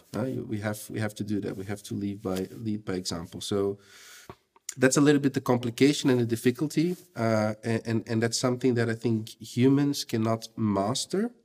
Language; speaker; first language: English; non-native, fluent; Portuguese